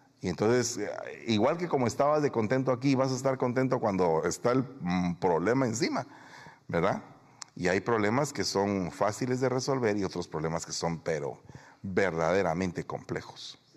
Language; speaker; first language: Spanish; native; Spanish